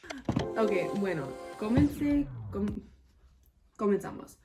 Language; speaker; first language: Spanish; non-native, learner; English